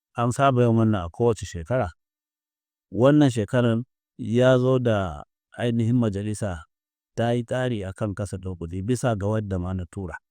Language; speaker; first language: Hausa; native; Hausa